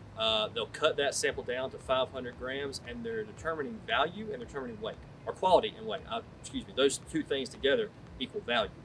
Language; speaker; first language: English; native; English